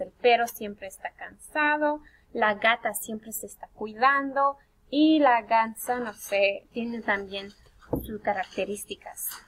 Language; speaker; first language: Spanish; non-native, fluent; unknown